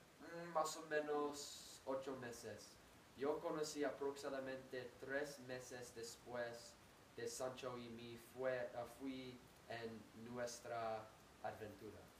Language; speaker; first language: Spanish; non-native, learner; English